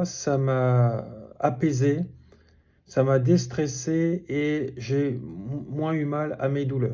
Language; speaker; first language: French; native; French